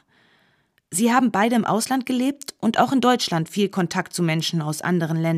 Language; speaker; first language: German; native; German